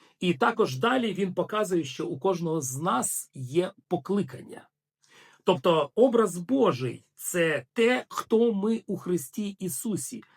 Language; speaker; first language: Ukrainian; non-native, local second language; Russian